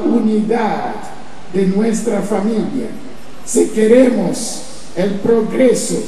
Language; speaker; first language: Spanish; non-native, fluent; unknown